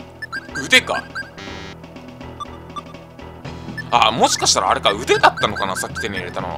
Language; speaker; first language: Japanese; native; Japanese